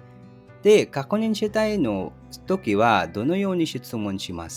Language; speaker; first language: Japanese; non-native, fluent; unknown